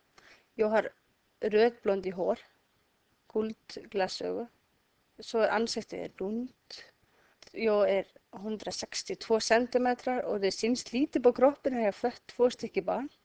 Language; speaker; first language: Swedish; non-native, learner; Icelandic